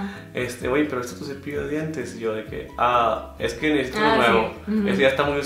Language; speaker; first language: Spanish; native; Spanish